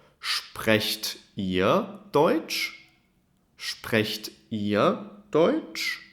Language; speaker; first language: German; non-native, fluent; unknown